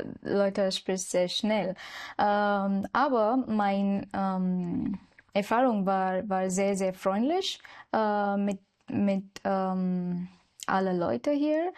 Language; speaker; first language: German; non-native, learner; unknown